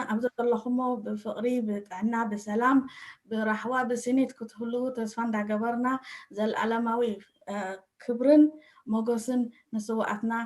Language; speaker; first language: Tigrinya; early bilingual, heritage; Tigrinya